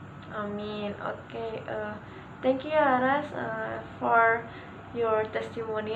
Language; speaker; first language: English; non-native, learner; Indonesian